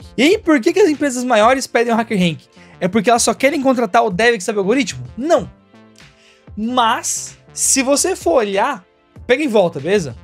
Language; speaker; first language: Portuguese; native; Portuguese